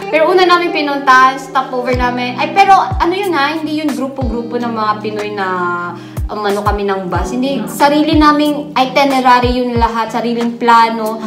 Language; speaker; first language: Filipino; native; Filipino